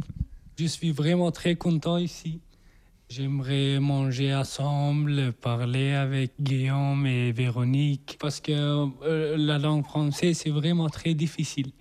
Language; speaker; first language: French; non-native, learner; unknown